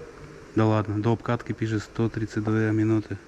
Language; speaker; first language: Russian; native; Russian